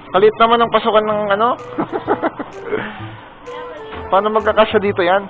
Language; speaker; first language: Filipino; native; Filipino